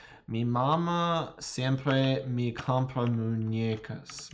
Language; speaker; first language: Spanish; non-native, learner; English